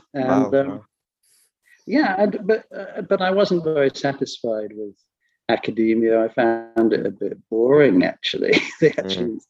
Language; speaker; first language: English; native; English